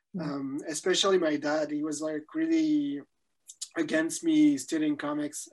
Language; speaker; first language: English; non-native, fluent; French